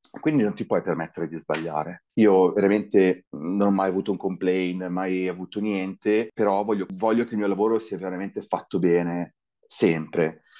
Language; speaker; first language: Italian; native; Italian